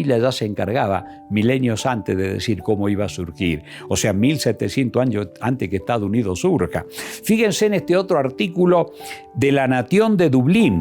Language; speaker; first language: Spanish; native; Spanish